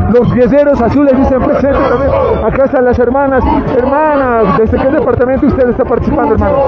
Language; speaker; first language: Spanish; native; Spanish